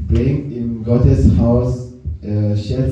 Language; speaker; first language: German; non-native, learner; French